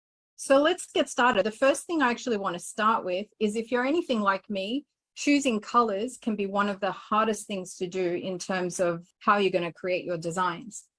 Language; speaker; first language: English; native; English